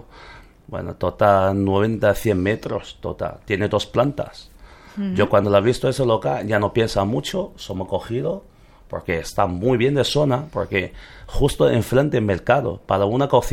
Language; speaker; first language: Spanish; non-native, learner; Chinese